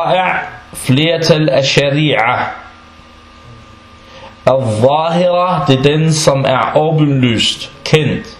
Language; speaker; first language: Danish; non-native, fluent; Arabic